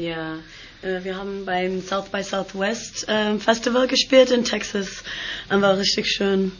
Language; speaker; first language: German; non-native, learner; English